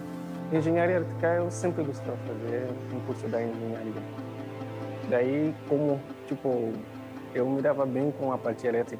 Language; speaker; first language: Portuguese; non-native, fluent; Haitian Creole